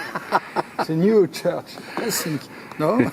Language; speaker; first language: English; non-native, learner; French